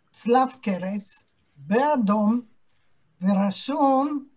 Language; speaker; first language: Hebrew; non-native, fluent; Hungarian